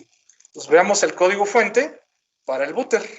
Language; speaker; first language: Spanish; native; Spanish